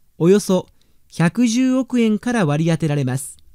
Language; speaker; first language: Japanese; native; Japanese